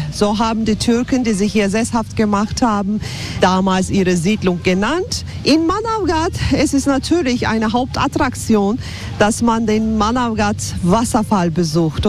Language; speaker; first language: German; non-native, fluent; Turkish